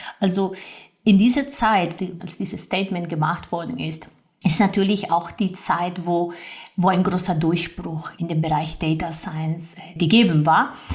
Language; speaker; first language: German; non-native, fluent; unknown